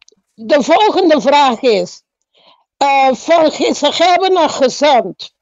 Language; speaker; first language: Dutch; non-native, local second language; Papiamento